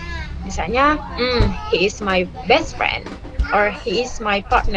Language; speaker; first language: English; non-native, learner; Indonesian